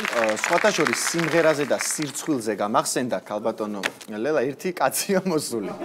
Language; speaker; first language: Georgian; native; Georgian